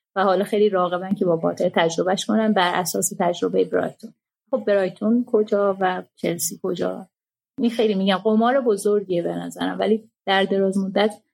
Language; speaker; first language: Persian; native; Persian